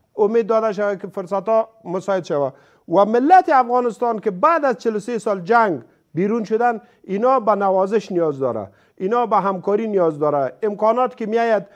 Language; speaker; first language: Persian; native; Persian